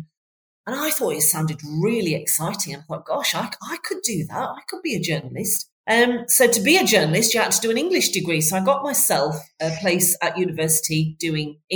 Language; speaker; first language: English; native; English